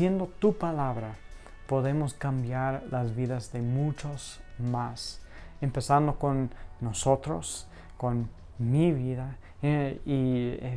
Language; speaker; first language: Spanish; non-native, fluent; English